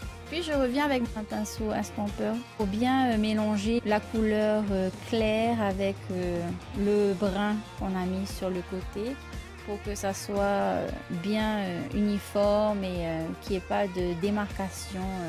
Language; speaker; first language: French; native; French